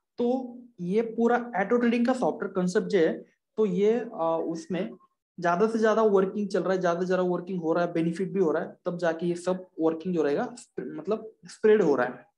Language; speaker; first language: Hindi; non-native, local second language; Marathi